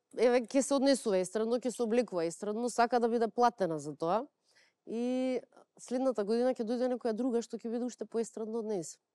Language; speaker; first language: Macedonian; native; Macedonian